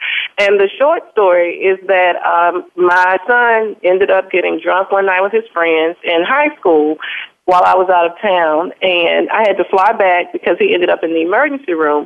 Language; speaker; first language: English; native; English